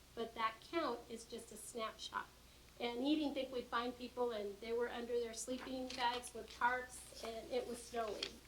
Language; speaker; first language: English; native; English